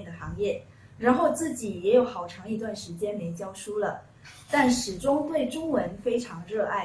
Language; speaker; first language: Chinese; native; Chinese